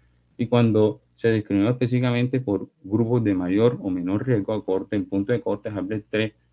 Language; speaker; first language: Spanish; native; Spanish